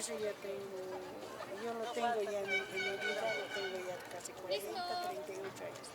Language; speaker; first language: Spanish; native; Spanish